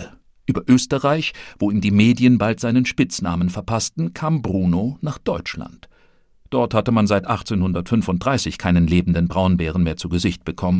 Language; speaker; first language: German; native; German